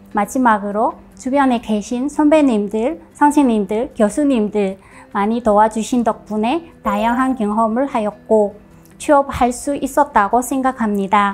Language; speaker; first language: Korean; non-native, fluent; Chinese